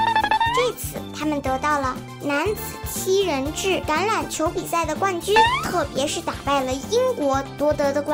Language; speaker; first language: Chinese; native; Chinese